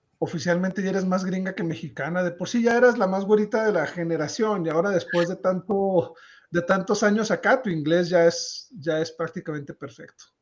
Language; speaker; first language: Spanish; native; Spanish